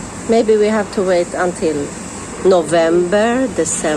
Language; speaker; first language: English; non-native, fluent; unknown